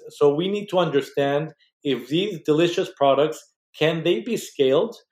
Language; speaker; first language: English; non-native, fluent; Spanish